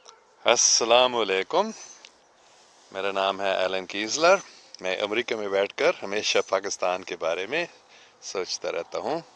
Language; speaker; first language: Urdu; non-native, fluent; English